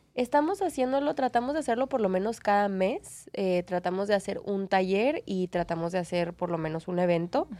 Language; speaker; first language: Spanish; native; Spanish